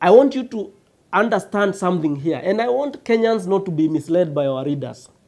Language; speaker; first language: English; non-native, local second language; Kikuyu